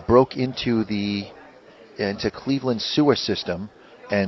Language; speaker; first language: English; native; English